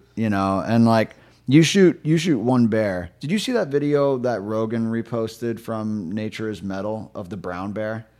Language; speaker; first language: English; native; English